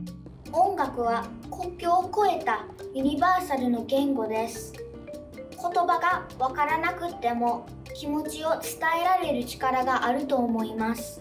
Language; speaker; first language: Japanese; early bilingual, other home language; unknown